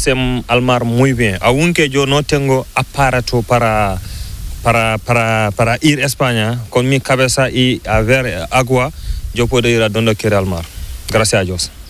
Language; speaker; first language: Spanish; non-native, learner; Fula